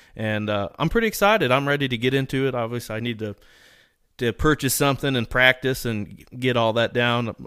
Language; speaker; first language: English; native; English